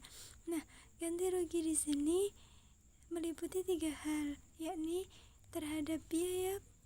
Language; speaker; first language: Indonesian; native; Indonesian